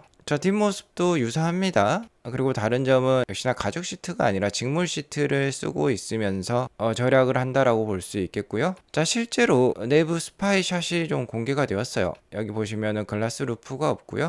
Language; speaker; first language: Korean; native; Korean